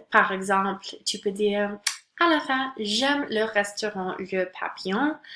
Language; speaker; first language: French; non-native, local second language; English